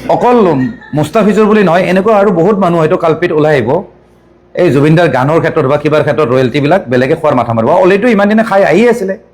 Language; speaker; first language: Assamese; native; Assamese